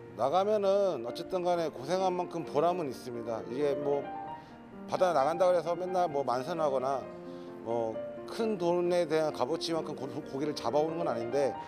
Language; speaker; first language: Korean; native; Korean